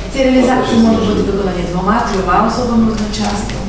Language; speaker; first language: Polish; non-native, fluent; Ukrainian